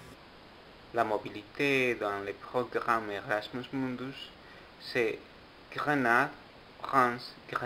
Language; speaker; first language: French; non-native, fluent; Spanish